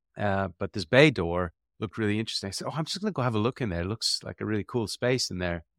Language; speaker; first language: English; native; English